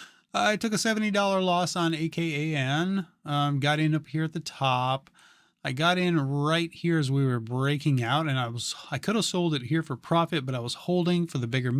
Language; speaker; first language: English; native; English